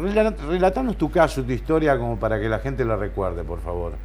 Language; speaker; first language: Spanish; native; Spanish